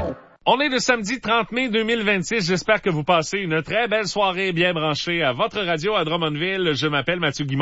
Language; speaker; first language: French; native; French